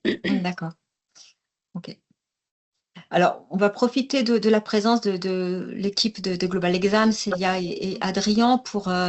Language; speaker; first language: French; native; French